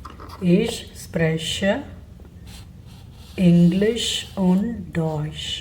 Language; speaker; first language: German; non-native, learner; Tamil